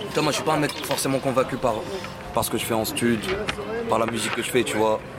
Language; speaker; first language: French; non-native, local second language; Arabic